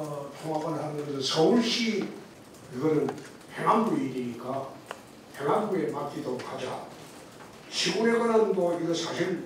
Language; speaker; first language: Korean; native; Korean